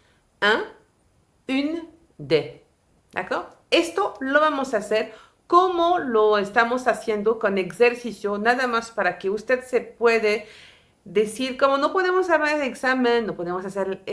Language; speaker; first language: Spanish; non-native, fluent; French